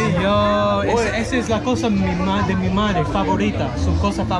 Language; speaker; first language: Spanish; non-native, learner; English